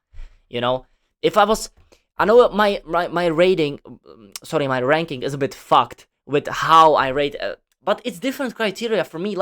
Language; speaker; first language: English; non-native, fluent; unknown